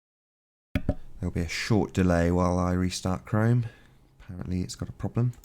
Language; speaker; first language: English; native; English